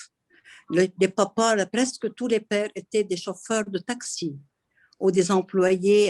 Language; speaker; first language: French; non-native, local second language; Arabic